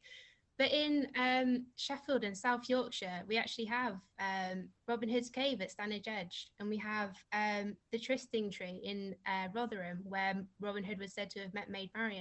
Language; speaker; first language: English; native; English